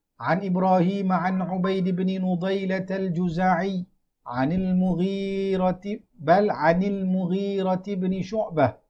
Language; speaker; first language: Arabic; non-native, fluent; Malay